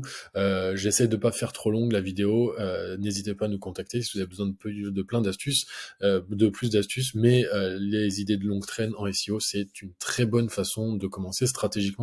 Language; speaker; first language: French; native; French